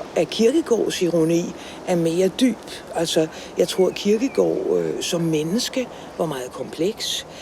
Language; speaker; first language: Danish; native; Danish